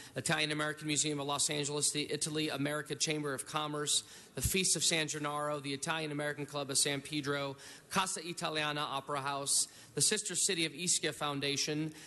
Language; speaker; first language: English; early bilingual, other home language; Italian